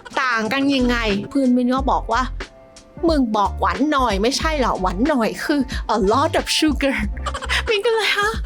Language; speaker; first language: Thai; non-native, fluent; Vietnamese